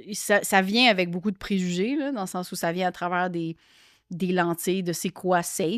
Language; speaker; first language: French; native; French